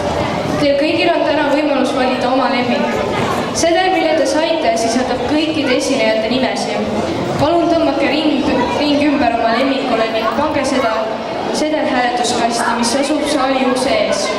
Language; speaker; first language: Estonian; native; Estonian